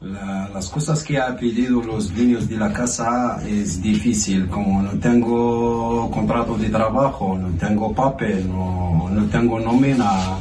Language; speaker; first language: Spanish; non-native, learner; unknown